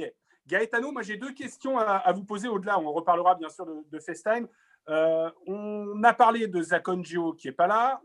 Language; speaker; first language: French; native; French